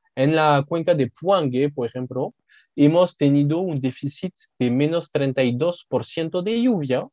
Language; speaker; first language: Spanish; non-native, fluent; French